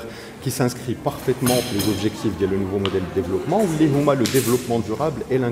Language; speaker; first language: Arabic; native; Arabic